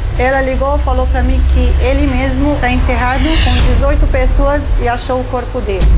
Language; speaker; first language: Portuguese; non-native, learner; Arabic